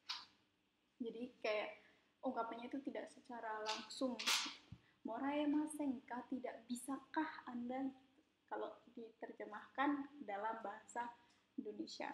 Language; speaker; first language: Indonesian; native; Indonesian